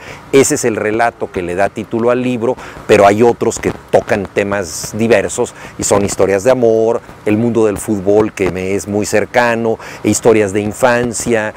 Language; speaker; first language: Spanish; native; Spanish